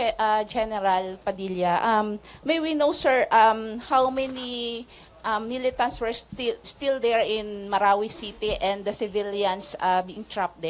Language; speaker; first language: English; non-native, local second language; Filipino